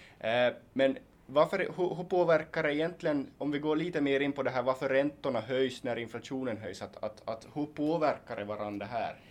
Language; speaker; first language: Swedish; native; Swedish